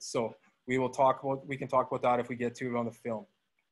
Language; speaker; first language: English; native; English